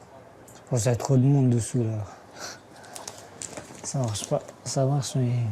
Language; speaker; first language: French; non-native, fluent; Persian